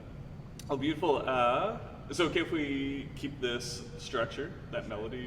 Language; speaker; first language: English; native; English